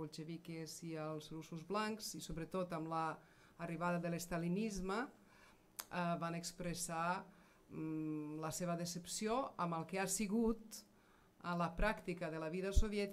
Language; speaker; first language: Catalan; non-native, fluent; Serbian